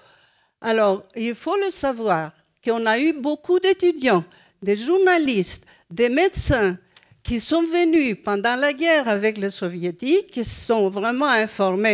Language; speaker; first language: French; non-native, fluent; Greek